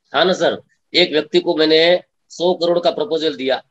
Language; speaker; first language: Hindi; non-native, local second language; Marathi